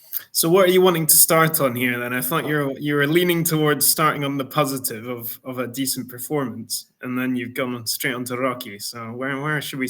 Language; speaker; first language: English; native; English